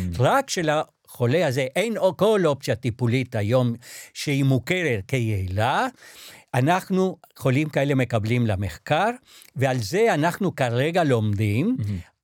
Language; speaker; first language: Hebrew; non-native, fluent; Spanish